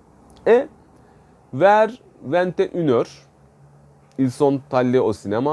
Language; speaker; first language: French; non-native, fluent; Turkish